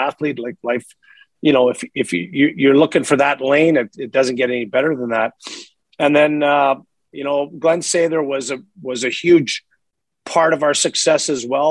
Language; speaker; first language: English; native; English